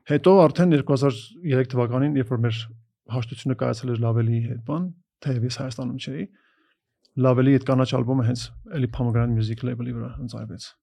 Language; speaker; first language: Armenian; native; Armenian